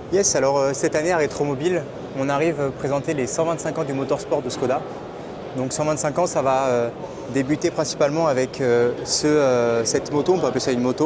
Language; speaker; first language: French; native; French